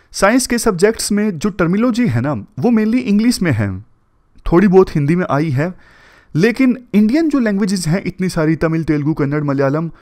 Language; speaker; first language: Hindi; native; Hindi